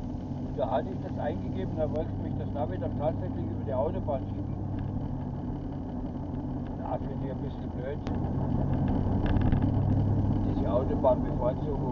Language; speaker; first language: German; native; German